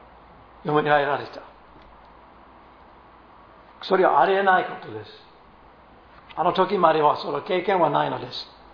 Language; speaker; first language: Japanese; non-native, fluent; English